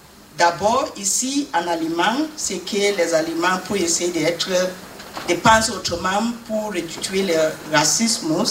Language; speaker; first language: French; non-native, learner; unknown